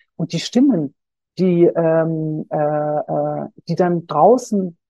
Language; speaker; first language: German; native; German